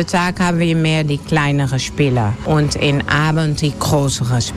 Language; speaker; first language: German; non-native, learner; Dutch